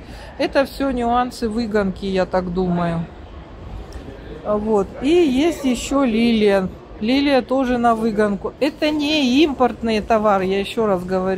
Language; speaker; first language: Russian; native; Russian